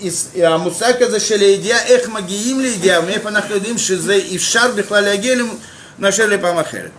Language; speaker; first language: Hebrew; non-native, fluent; Russian